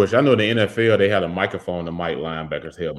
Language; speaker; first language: English; native; English